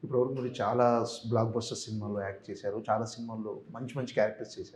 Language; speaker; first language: Telugu; native; Telugu